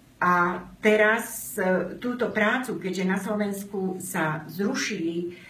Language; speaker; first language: Slovak; non-native, local second language; Romany